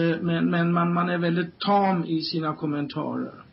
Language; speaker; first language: Swedish; non-native, fluent; German